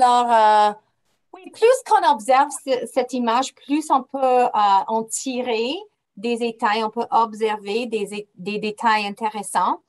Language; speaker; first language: French; non-native, fluent; English